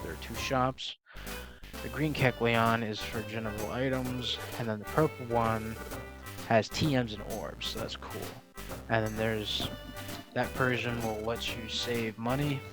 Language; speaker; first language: English; native; English